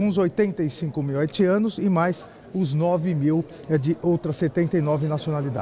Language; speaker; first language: Portuguese; native; Portuguese